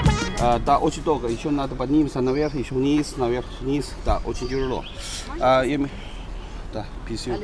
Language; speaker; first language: Russian; non-native, learner; Chinese